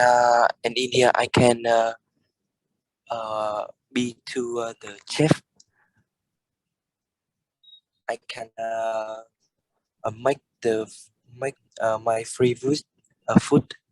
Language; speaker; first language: English; non-native, learner; Vietnamese